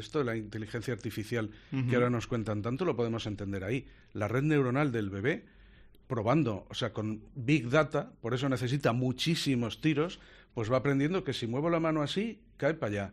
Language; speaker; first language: Spanish; native; Spanish